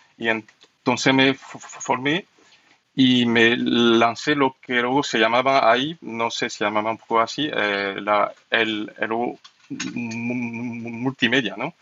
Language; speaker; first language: Spanish; non-native, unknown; French